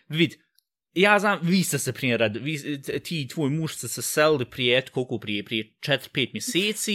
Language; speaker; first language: Bosnian; early bilingual, heritage; Bosnian